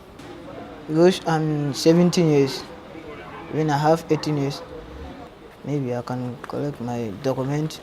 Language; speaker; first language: English; non-native, learner; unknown